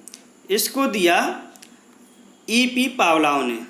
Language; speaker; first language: Hindi; native; Hindi